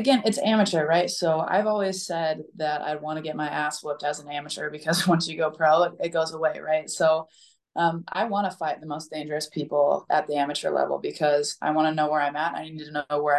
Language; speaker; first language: English; native; English